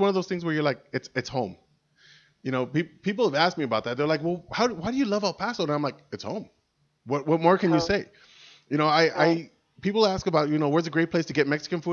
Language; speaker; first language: English; native; English